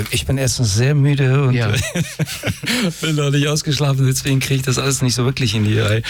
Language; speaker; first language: German; early bilingual, other home language; Persian